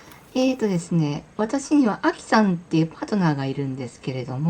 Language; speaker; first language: Japanese; native; Japanese